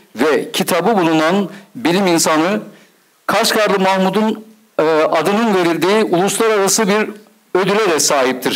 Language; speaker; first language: Turkish; native; Turkish